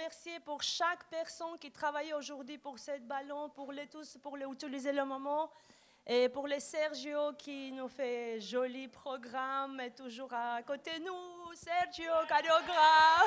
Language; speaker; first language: French; non-native, learner; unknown